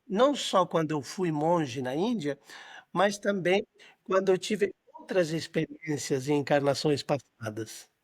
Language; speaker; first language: Portuguese; non-native, fluent; Spanish